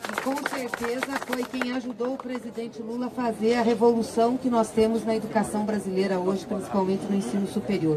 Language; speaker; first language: Portuguese; native; Portuguese